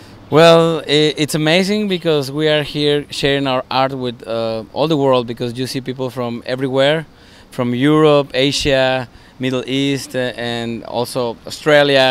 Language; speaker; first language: English; non-native, fluent; Spanish